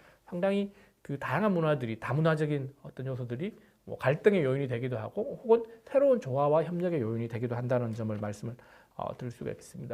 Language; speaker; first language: Korean; native; Korean